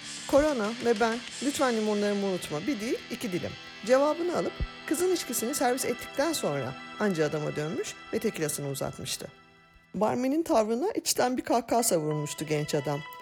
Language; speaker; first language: Turkish; native; Turkish